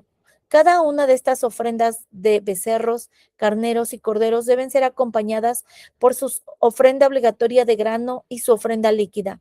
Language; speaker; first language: Spanish; native; Spanish